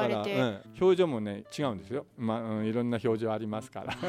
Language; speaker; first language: Japanese; native; Japanese